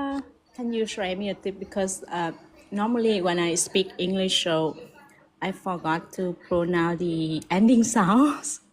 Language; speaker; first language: English; non-native, learner; Vietnamese